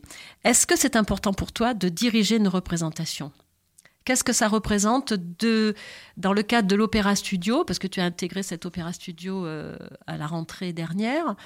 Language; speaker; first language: French; native; French